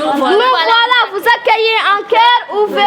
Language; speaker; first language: French; non-native, learner; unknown